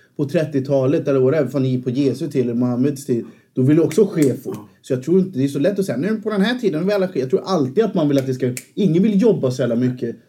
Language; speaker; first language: Swedish; native; Swedish